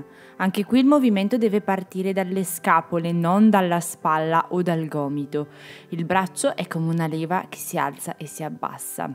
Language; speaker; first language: Italian; native; Italian